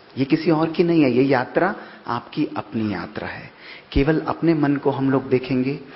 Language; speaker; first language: Hindi; native; Hindi